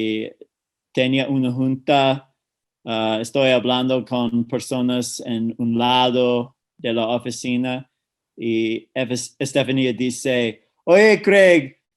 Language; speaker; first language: Spanish; non-native, fluent; English